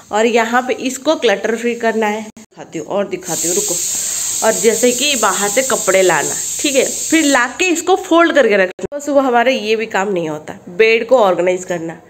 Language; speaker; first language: Hindi; non-native, local second language; Odia